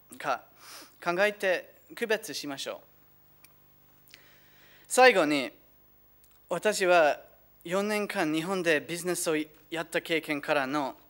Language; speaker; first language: Japanese; non-native, fluent; English